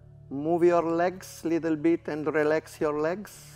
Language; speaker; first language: English; non-native, fluent; Italian